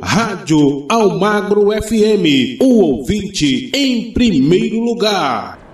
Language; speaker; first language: Portuguese; native; Portuguese